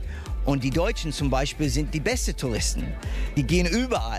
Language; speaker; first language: German; early bilingual, heritage; English